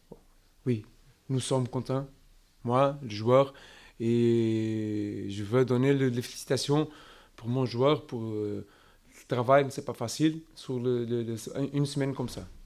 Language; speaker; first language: French; non-native, learner; Portuguese